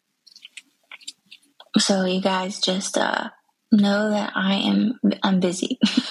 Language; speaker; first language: English; native; English